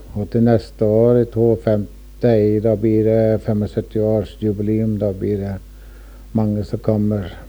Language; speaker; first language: Norwegian; early bilingual, heritage; Norwegian